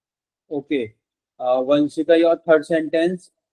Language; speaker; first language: English; non-native, local second language; Hindi